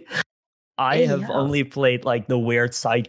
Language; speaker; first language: English; non-native, fluent; Dutch